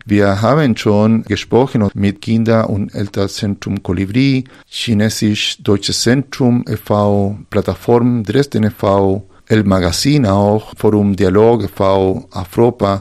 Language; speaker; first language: German; non-native, fluent; Spanish